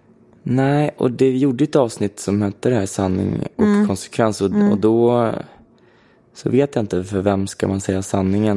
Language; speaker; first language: Swedish; native; Swedish